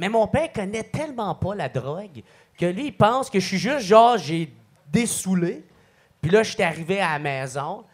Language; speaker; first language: French; native; French